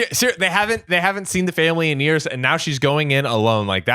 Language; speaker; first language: English; native; English